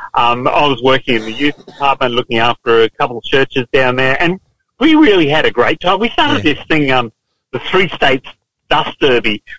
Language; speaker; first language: English; native; English